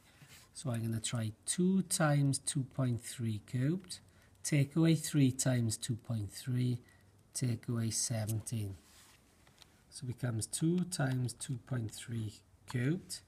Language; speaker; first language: English; native; English